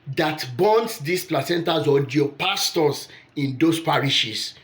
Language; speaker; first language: English; non-native, local second language; Yoruba